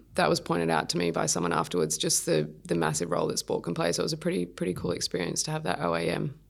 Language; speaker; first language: English; native; English